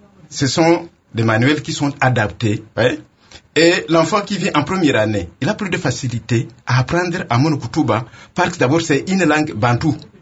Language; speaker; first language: French; non-native, local second language; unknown